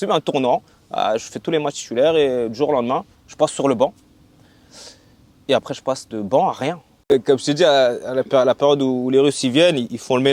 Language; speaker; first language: French; native; French